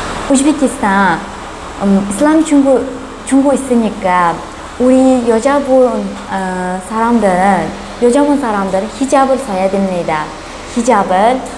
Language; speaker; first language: Korean; non-native, learner; Uzbek